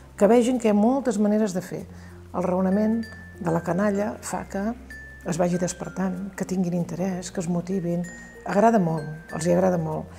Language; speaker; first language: Catalan; native; Catalan